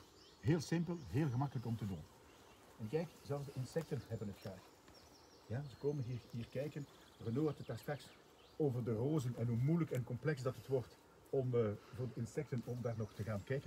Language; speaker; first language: Dutch; native; Dutch